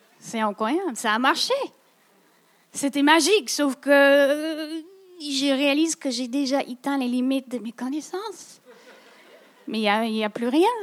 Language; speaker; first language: French; non-native, local second language; English